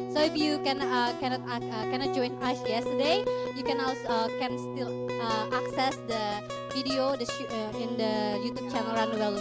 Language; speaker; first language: English; non-native, fluent; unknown